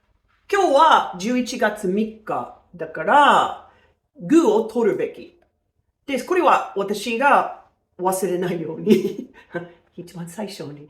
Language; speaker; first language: Japanese; non-native, fluent; English